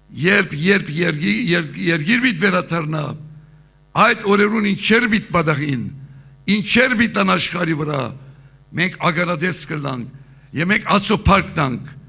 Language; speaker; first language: Armenian; early bilingual, heritage; Armenian